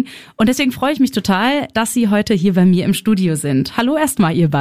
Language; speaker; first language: German; native; German